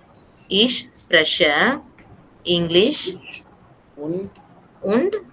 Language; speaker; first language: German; non-native, fluent; Tamil